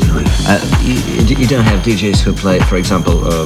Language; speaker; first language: English; non-native, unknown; Russian